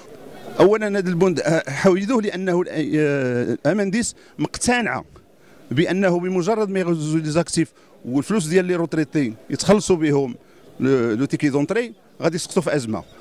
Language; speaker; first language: Arabic; native; Arabic